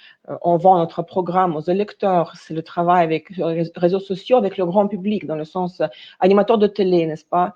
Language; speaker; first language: French; non-native, fluent; Russian